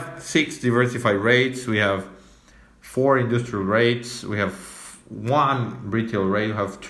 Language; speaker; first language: English; non-native, fluent; Spanish